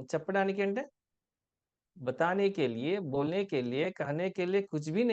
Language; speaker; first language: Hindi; non-native, local second language; Telugu